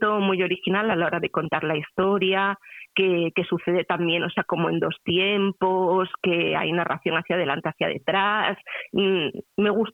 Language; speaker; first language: Spanish; native; Spanish